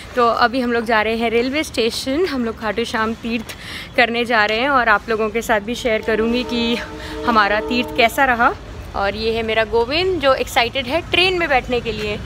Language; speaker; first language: Hindi; native; Hindi